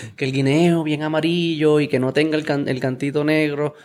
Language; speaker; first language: Spanish; native; Spanish